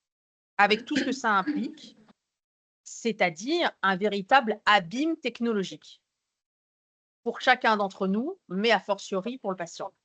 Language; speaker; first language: French; native; French